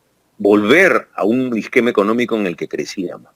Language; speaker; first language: Spanish; native; Spanish